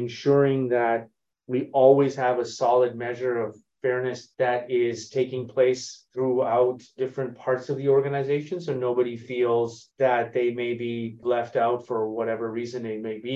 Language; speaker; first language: English; native; English